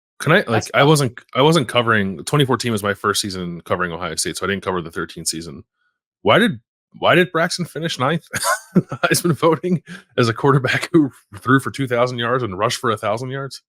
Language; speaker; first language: English; native; English